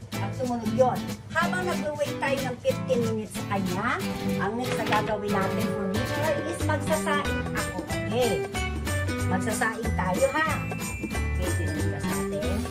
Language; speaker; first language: Filipino; native; Filipino